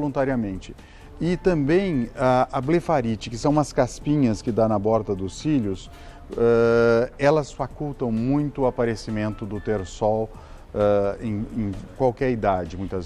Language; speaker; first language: Portuguese; native; Portuguese